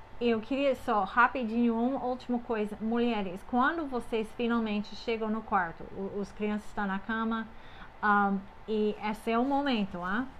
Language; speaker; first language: Portuguese; non-native, fluent; English